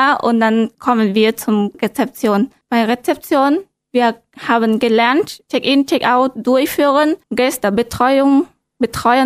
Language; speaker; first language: German; non-native, learner; Vietnamese